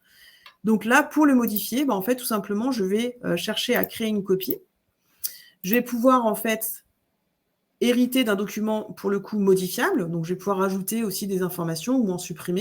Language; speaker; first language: French; native; French